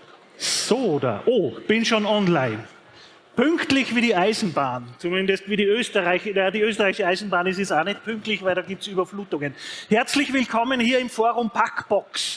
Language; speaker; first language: German; native; German